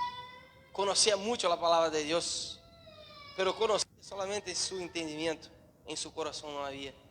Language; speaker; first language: Spanish; non-native, learner; Portuguese